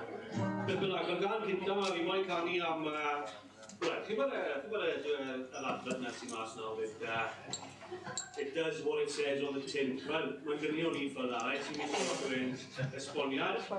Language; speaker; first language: Welsh; native; Welsh